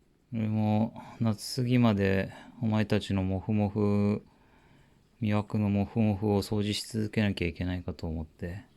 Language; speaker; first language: Japanese; native; Japanese